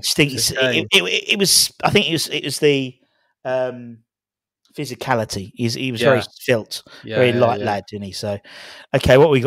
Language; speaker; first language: English; native; English